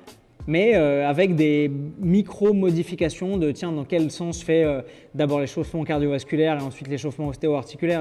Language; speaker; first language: French; native; French